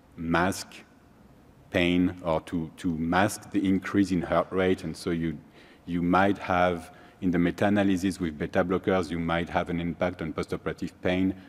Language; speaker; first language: English; non-native, fluent; French